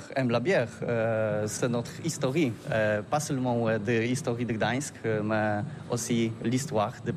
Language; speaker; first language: French; non-native, learner; Polish